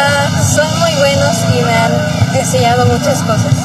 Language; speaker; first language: Spanish; early bilingual, other home language; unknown